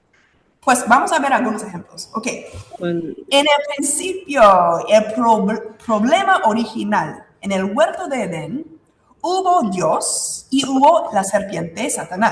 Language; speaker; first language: Spanish; non-native, fluent; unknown